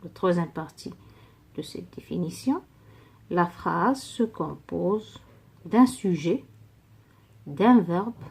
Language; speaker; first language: French; non-native, local second language; Arabic